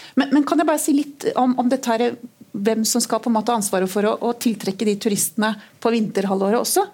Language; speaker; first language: Norwegian; native; Norwegian